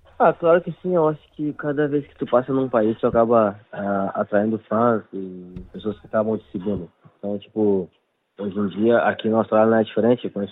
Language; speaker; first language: Portuguese; native; Portuguese